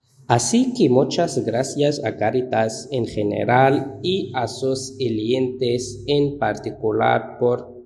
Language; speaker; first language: Spanish; non-native, learner; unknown